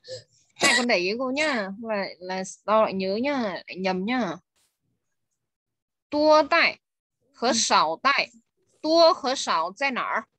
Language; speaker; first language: Chinese; non-native, fluent; Vietnamese